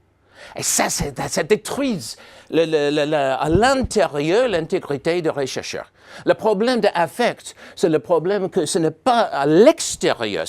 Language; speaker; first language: French; non-native, fluent; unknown